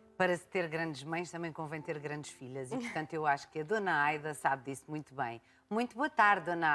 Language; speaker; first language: Portuguese; native; Portuguese